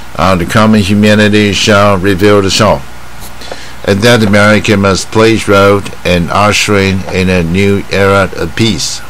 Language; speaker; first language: English; non-native, fluent; Chinese